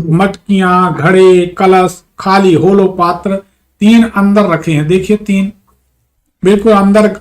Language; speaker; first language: Hindi; native; Hindi